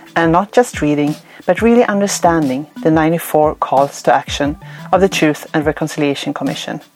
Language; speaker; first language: English; non-native, fluent; Swedish